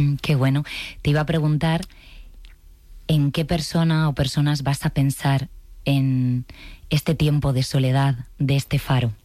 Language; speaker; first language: Spanish; native; Spanish